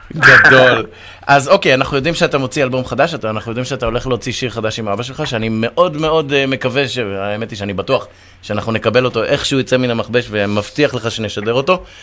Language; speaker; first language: Hebrew; native; Hebrew